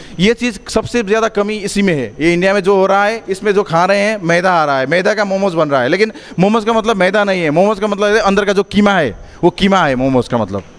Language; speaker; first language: Hindi; non-native, fluent; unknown